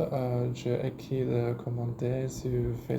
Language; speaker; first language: French; non-native, learner; Chinese